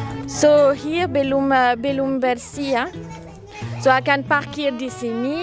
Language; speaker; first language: Indonesian; non-native, learner; French